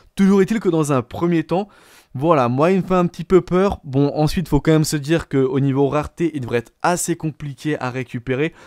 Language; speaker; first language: French; native; French